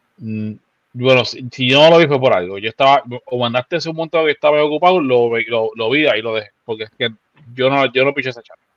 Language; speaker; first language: Spanish; native; Spanish